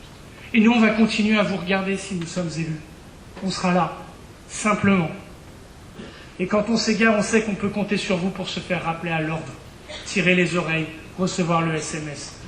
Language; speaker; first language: French; native; French